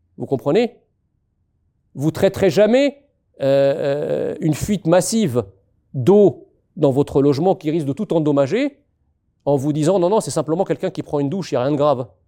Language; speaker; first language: French; early bilingual, other home language; Arabic